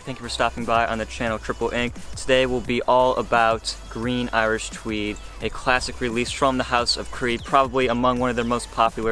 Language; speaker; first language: English; native; English